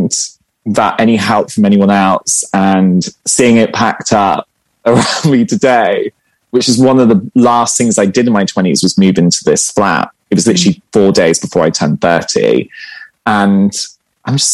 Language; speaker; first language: English; native; English